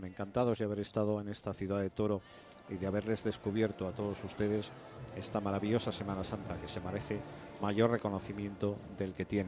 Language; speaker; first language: Spanish; native; Spanish